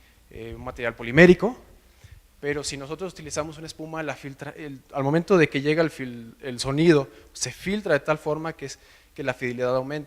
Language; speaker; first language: Spanish; native; Spanish